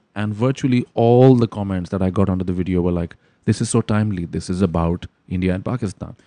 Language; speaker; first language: English; non-native, local second language; Urdu